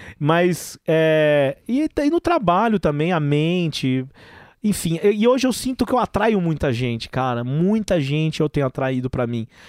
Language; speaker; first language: Portuguese; native; Portuguese